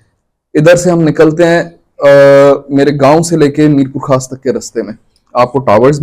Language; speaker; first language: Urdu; non-native, local second language; Sindhi